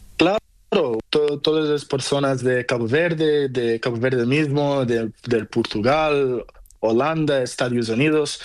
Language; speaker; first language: Spanish; non-native, learner; Portuguese